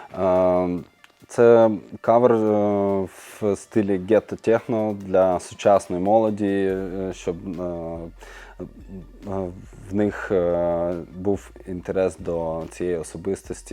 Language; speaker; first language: Ukrainian; native; Ukrainian